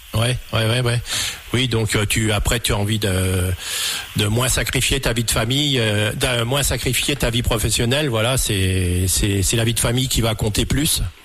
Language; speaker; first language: French; native; French